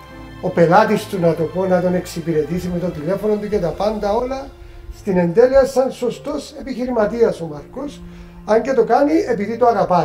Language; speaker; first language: Greek; native; Greek